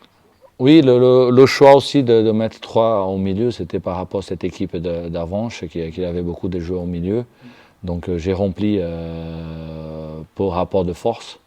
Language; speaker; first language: French; non-native, fluent; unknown